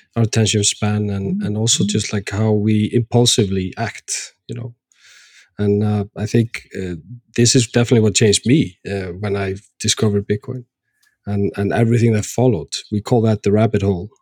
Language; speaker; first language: English; non-native, fluent; Icelandic